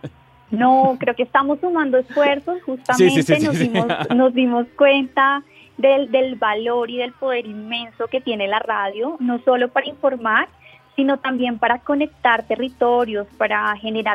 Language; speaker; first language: Spanish; native; Spanish